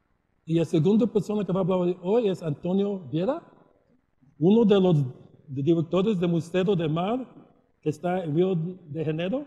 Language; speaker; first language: Spanish; early bilingual, heritage; Spanish